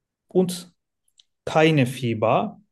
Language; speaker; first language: German; non-native, learner; Turkish